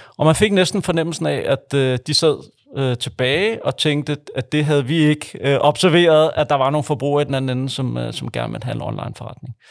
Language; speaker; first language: Danish; native; Danish